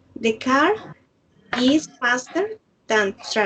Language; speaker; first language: English; non-native, learner; Spanish